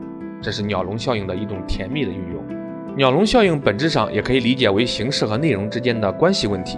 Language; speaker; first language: Chinese; native; Chinese